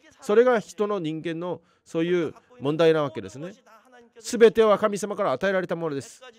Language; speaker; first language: Japanese; non-native, fluent; Korean